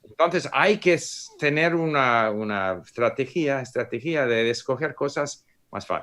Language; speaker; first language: Spanish; non-native, fluent; English